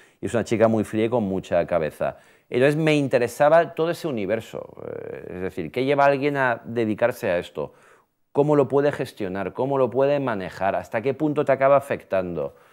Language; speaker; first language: Spanish; native; Spanish